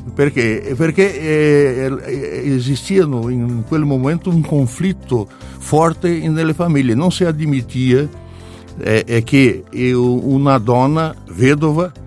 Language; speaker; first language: Italian; non-native, learner; Portuguese